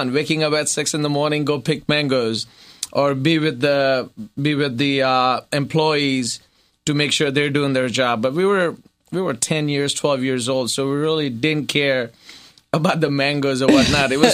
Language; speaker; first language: English; non-native, local second language; Gujarati